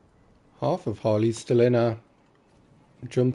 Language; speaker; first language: English; native; English